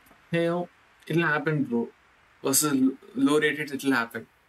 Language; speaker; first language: English; non-native, local second language; Hindi